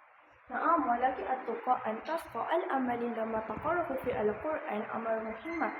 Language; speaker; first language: Arabic; non-native, learner; Malay